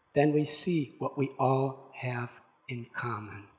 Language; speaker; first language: English; native; English